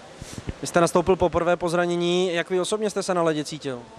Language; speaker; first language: Czech; native; Czech